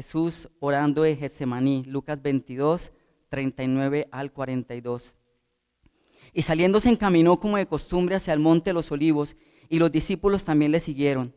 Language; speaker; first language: Spanish; native; Spanish